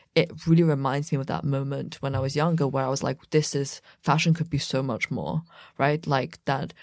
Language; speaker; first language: English; native; English